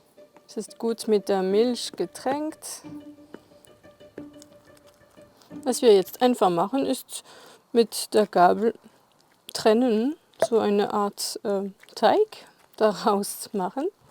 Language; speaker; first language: German; non-native, fluent; French